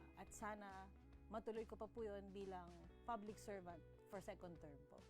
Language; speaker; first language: Filipino; native; Filipino